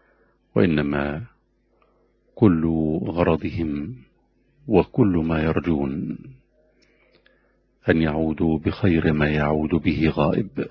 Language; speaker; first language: Arabic; native; Arabic